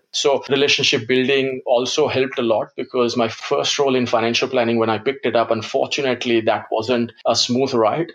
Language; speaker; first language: English; non-native, local second language; Gujarati